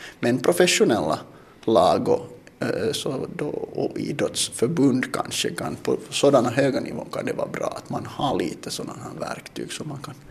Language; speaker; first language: Swedish; non-native, local second language; Finnish